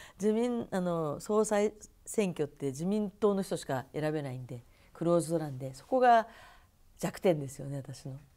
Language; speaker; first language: Japanese; native; Japanese